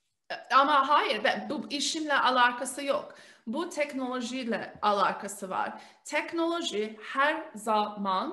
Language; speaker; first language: Turkish; early bilingual, heritage; Turkish